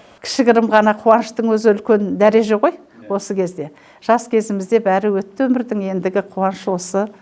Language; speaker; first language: Kazakh; native; Kazakh